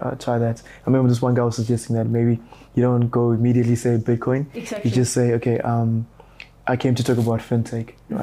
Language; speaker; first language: English; non-native, local second language; Shona